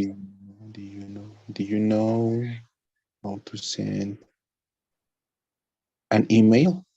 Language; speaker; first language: English; non-native, learner; Spanish